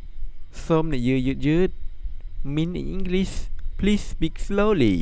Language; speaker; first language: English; non-native, learner; Khmer